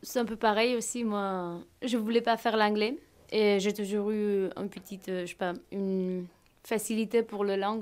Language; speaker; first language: French; non-native, fluent; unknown